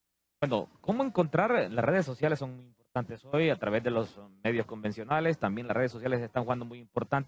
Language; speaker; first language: Spanish; native; Spanish